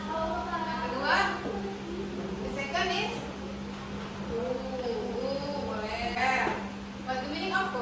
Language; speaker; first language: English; non-native, learner; Indonesian